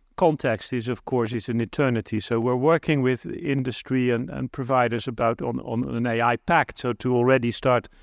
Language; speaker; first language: English; non-native, fluent; Dutch